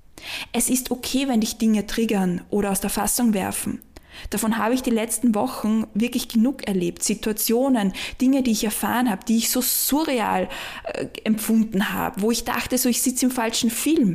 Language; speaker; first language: German; native; German